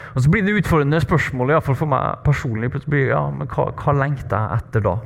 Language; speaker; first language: Norwegian; native; Norwegian